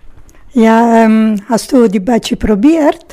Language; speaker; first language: German; non-native, learner; Italian